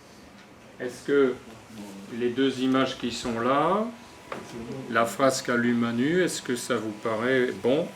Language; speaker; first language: French; native; French